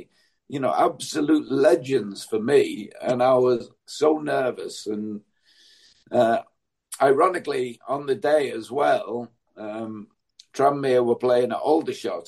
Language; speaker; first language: English; native; English